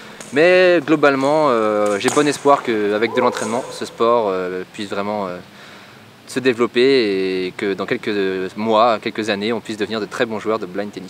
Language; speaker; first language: French; native; French